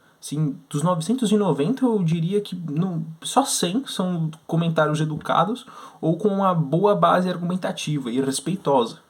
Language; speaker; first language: Portuguese; native; Portuguese